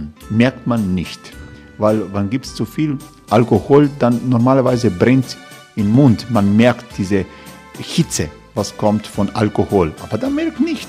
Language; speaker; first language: German; non-native, learner; Croatian